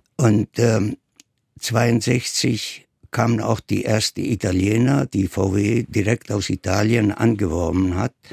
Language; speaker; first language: German; non-native, fluent; Italian